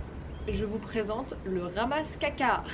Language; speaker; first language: French; native; French